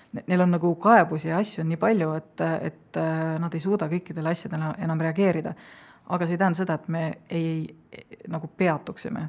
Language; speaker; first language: Estonian; native; Estonian